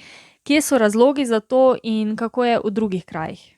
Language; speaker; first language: Slovenian; native; Slovenian